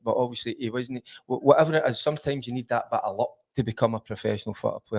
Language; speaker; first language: English; native; English